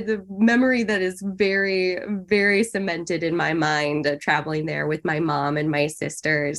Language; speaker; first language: English; native; English